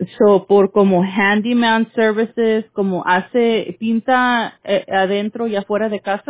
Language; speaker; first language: Spanish; early bilingual, heritage; Spanish